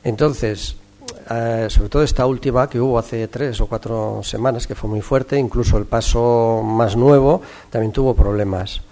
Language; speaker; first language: Spanish; non-native, local second language; Catalan